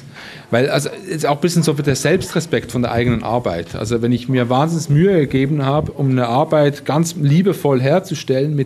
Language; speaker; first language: German; native; German